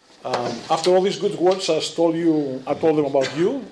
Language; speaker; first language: English; non-native, fluent; Greek